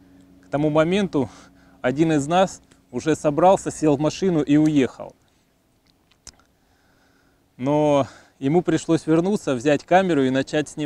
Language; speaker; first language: Russian; native; Russian